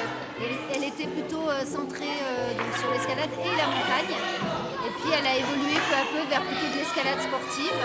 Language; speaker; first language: French; native; French